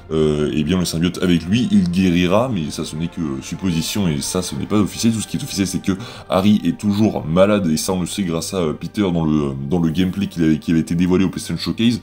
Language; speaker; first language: French; native; French